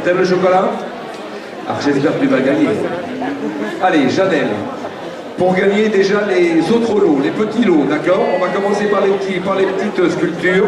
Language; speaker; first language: French; native; French